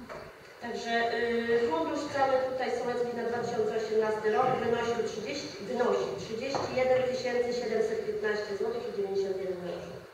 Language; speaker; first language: Polish; native; Polish